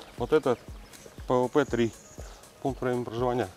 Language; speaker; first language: Russian; native; Russian